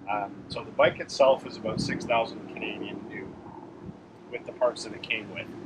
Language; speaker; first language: English; native; English